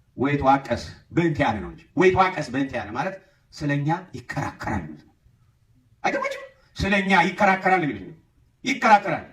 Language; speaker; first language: Amharic; native; Amharic